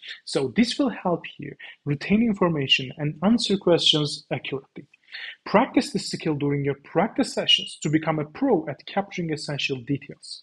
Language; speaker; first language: English; non-native, fluent; Turkish